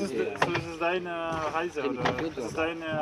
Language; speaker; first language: German; non-native, fluent; Russian